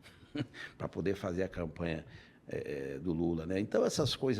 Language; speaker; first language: Portuguese; native; Portuguese